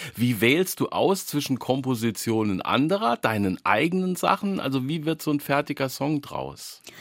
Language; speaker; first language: German; native; German